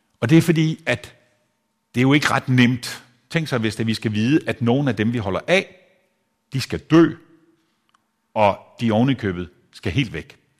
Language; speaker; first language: Danish; native; Danish